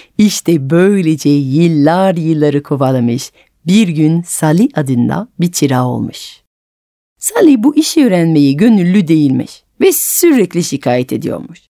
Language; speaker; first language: Turkish; non-native, fluent; French